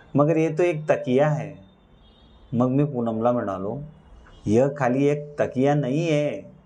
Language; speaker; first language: Hindi; non-native, local second language; Marathi